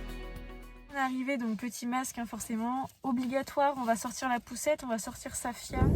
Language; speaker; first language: French; native; French